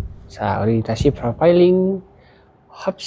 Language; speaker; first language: Korean; non-native, learner; Indonesian